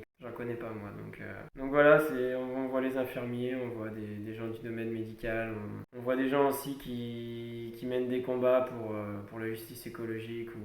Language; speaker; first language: French; native; French